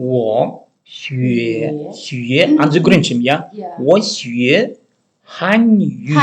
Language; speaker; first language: Chinese; non-native, learner; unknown